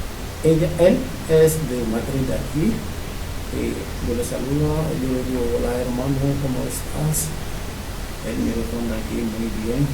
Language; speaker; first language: Spanish; non-native, learner; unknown